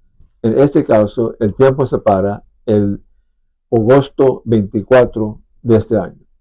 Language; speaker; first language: Spanish; early bilingual, other home language; English